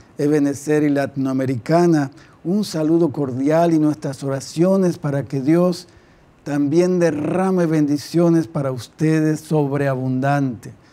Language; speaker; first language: Spanish; native; Spanish